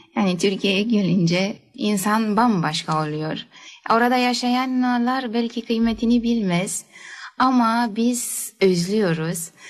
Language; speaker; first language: Turkish; early bilingual, heritage; Turkish